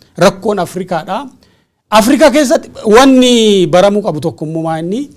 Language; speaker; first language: Oromo; native; Oromo